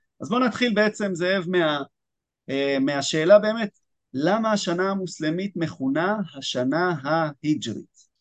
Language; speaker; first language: Hebrew; native; Hebrew